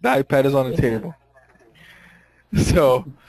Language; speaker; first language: English; non-native, fluent; Portuguese